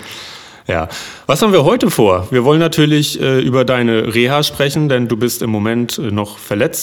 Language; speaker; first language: German; native; German